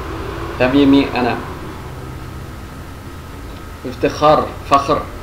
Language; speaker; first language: Arabic; non-native, fluent; Indonesian